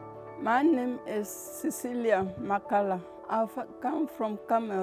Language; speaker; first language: English; non-native, learner; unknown